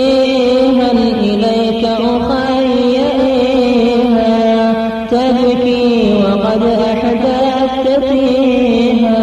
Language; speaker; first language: Arabic; native; Arabic